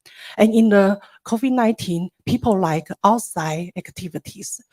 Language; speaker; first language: English; non-native, learner; Chinese